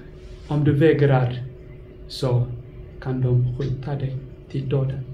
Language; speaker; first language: Swedish; non-native, fluent; Tigrinya